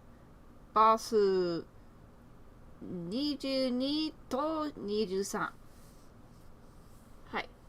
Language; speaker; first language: Japanese; non-native, learner; English